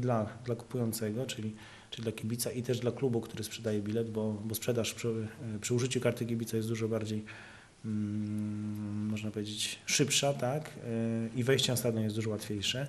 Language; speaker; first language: Polish; native; Polish